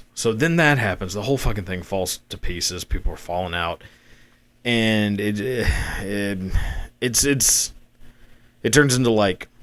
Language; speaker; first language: English; native; English